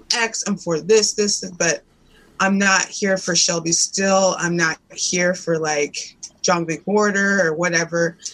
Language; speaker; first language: English; native; English